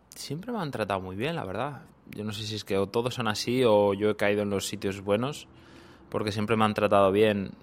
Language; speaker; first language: Spanish; native; Spanish